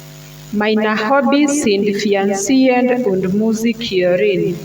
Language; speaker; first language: German; non-native, learner; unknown